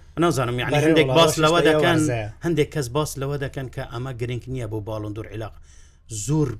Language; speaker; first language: Central Kurdish; non-native, local second language; Kurdish